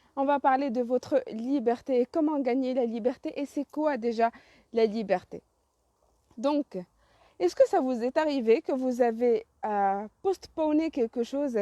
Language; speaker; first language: French; non-native, local second language; Arabic